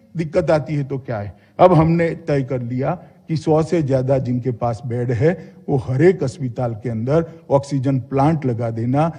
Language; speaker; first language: Hindi; non-native, local second language; Gujarati